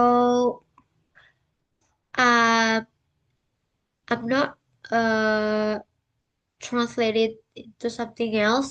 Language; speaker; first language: English; non-native, learner; Indonesian